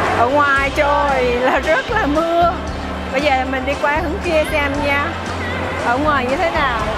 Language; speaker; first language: Vietnamese; early bilingual, heritage; Vietnamese